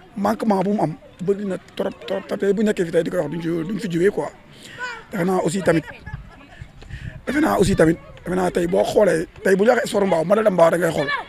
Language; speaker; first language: Wolof; native; Wolof